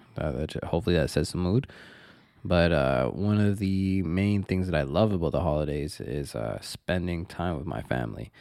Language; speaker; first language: English; native; English